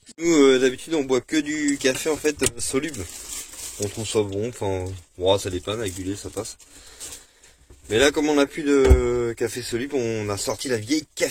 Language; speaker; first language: French; native; French